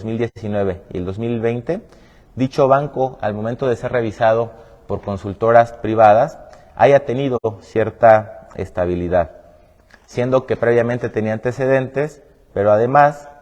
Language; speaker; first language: Spanish; native; Spanish